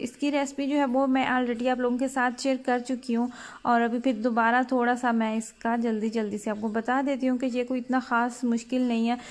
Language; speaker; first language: Urdu; native; Urdu